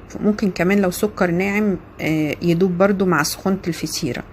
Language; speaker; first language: Arabic; native; Arabic